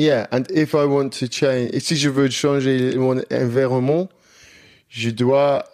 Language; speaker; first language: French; non-native, learner; English